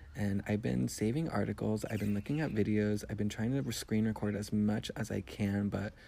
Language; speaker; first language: English; early bilingual, other home language; Spanish